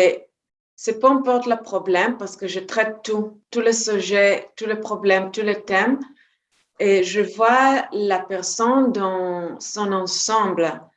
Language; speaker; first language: French; non-native, fluent; Hebrew